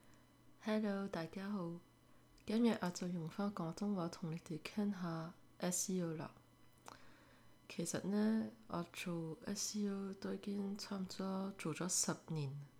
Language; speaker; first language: Cantonese; early bilingual, heritage; French